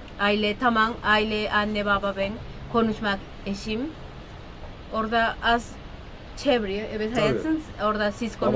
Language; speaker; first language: Turkish; non-native, learner; Spanish